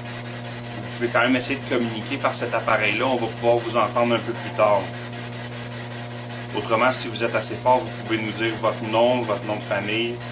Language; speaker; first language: French; native; French